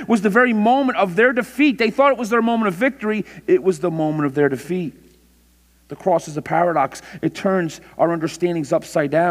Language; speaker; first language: English; native; English